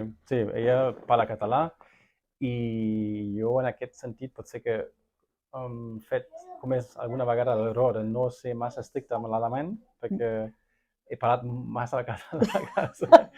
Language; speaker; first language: Catalan; non-native, fluent; German